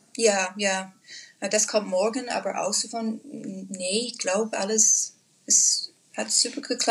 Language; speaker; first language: German; non-native, learner; English